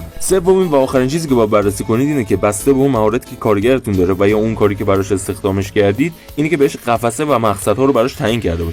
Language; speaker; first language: Persian; native; Persian